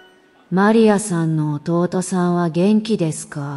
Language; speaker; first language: Japanese; non-native, learner; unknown